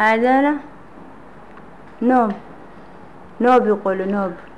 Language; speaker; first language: Arabic; non-native, learner; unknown